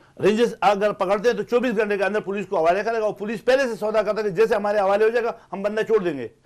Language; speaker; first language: Urdu; non-native, local second language; Pashto